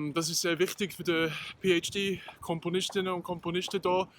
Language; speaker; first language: German; native; German